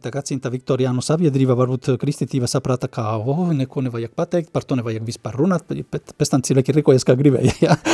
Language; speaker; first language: Latvian; non-native, fluent; Spanish